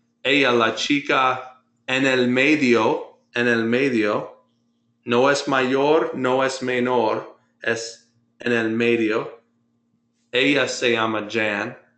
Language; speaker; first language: Spanish; non-native, fluent; English